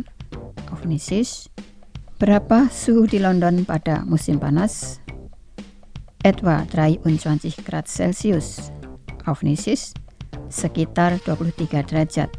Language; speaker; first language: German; non-native, fluent; Indonesian